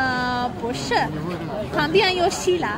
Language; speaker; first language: Chinese; non-native, learner; Turkish